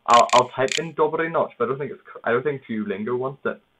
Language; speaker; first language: English; native; English